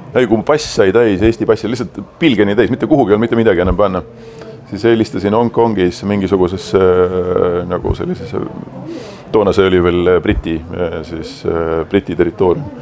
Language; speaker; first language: Estonian; native; Estonian